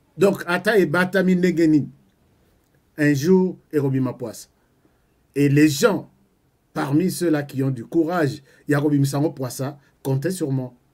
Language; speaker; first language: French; non-native, local second language; Lingala